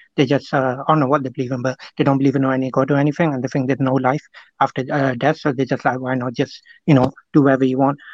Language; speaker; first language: English; non-native, local second language; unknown